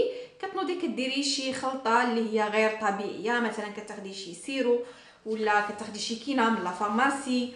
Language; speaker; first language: Arabic; native; Arabic